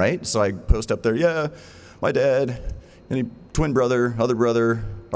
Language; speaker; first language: English; native; English